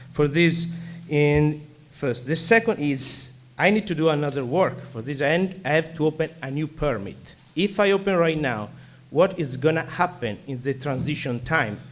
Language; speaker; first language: English; non-native, learner; Italian